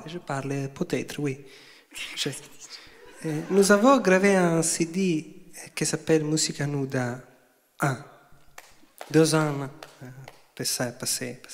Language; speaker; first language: French; non-native, learner; Italian